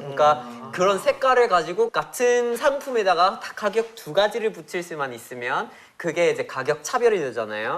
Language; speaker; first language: Korean; non-native, fluent; English